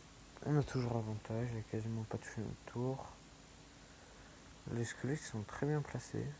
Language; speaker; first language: French; native; French